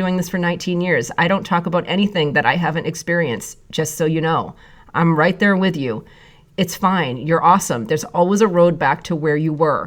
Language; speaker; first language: English; native; English